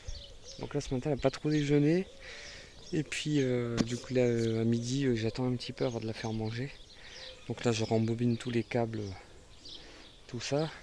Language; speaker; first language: French; native; French